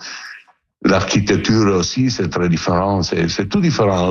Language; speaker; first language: French; non-native, learner; Italian